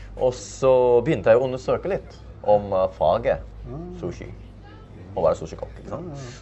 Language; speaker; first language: Norwegian; non-native, fluent; Filipino